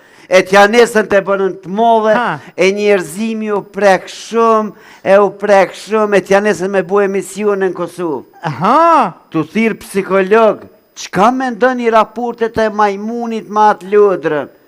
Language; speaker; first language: Albanian; native; Albanian